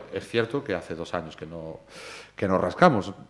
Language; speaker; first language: Spanish; native; Spanish